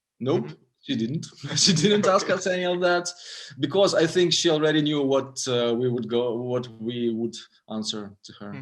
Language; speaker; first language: English; non-native, fluent; Ukrainian